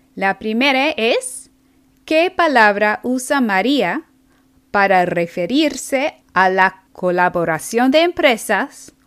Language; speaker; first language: Spanish; non-native, fluent; English